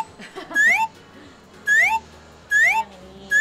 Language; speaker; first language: Indonesian; native; Indonesian